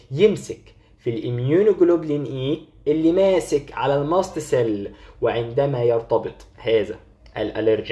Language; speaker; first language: Arabic; native; Arabic